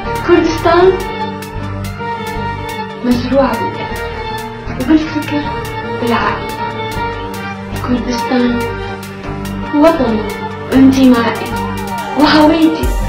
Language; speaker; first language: Arabic; non-native, local second language; Kurdish